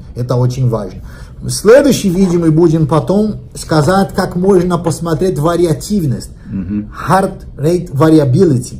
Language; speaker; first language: Russian; non-native, learner; Portuguese